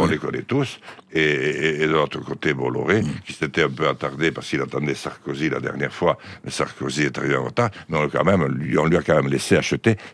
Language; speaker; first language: French; native; French